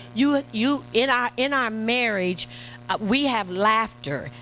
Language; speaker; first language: English; native; English